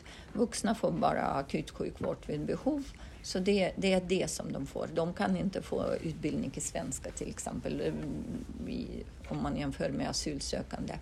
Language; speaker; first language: Swedish; non-native, fluent; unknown